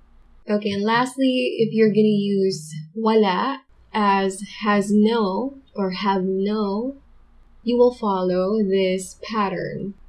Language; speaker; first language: English; non-native, local second language; Filipino